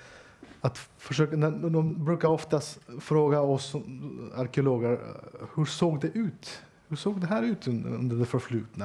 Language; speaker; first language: Swedish; non-native, fluent; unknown